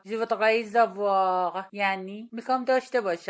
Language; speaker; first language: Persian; native; Persian